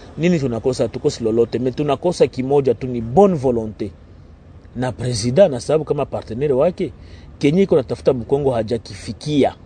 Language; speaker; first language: Swahili; native; Swahili